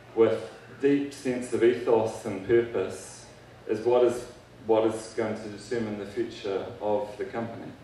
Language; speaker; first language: English; native; English